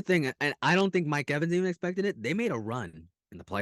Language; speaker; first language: English; native; English